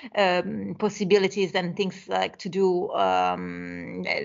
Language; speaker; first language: English; non-native, fluent; Italian